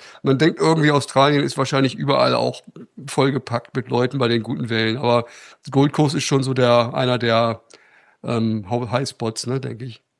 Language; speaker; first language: German; native; German